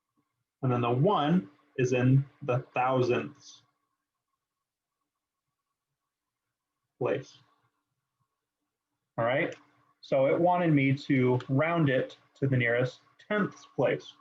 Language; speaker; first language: English; native; English